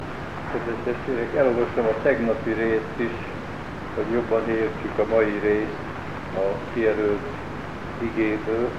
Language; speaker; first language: Hungarian; native; Hungarian